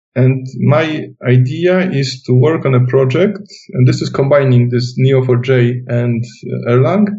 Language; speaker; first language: English; non-native, fluent; Polish